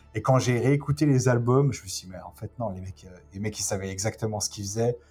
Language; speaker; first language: French; native; French